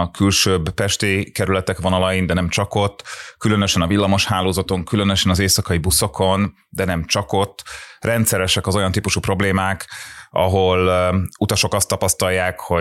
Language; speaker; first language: Hungarian; native; Hungarian